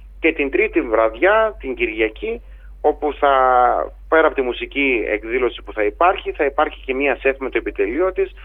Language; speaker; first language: Greek; native; Greek